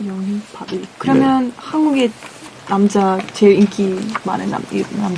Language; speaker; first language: Korean; non-native, fluent; Russian